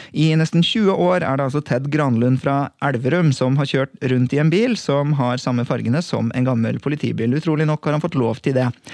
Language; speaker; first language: Norwegian; native; Norwegian